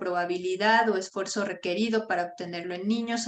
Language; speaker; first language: Spanish; native; Spanish